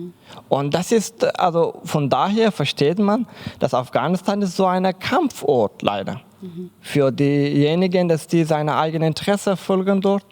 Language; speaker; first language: German; non-native, learner; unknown